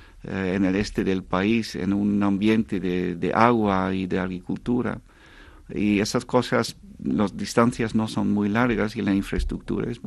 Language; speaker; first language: Spanish; non-native, fluent; Dutch